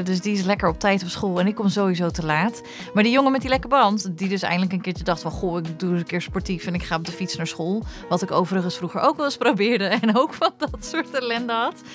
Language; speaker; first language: Dutch; native; Dutch